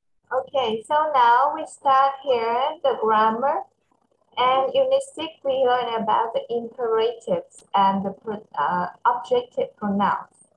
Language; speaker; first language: English; non-native, fluent; Vietnamese